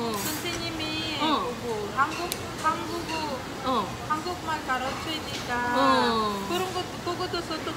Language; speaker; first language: Korean; non-native, learner; Filipino